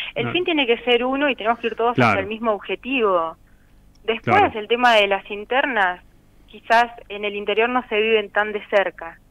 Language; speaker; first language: Spanish; native; Spanish